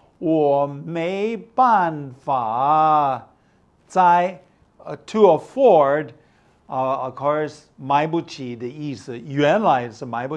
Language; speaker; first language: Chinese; non-native, fluent; English